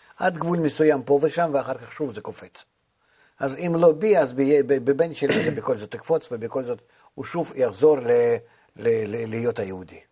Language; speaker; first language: Hebrew; non-native, fluent; Russian